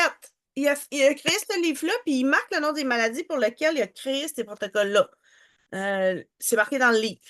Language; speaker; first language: French; native; French